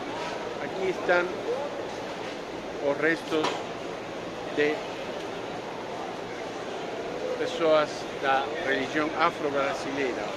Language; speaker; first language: Portuguese; non-native, fluent; Spanish